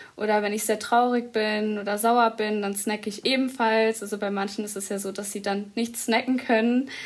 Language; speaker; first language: German; early bilingual, other home language; Arabic